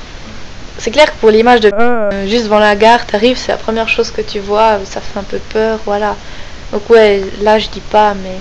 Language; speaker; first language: French; native; French